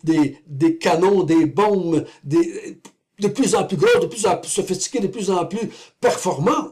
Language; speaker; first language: French; native; French